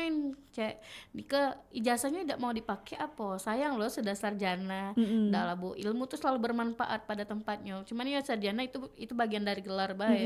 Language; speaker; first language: Indonesian; native; Indonesian